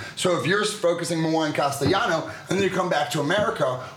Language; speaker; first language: English; native; English